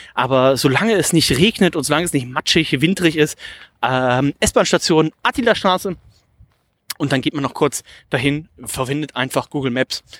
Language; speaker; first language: German; native; German